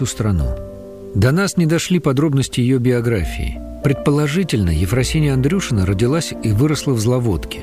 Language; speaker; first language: Russian; native; Russian